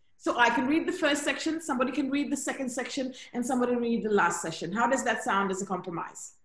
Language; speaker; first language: English; native; English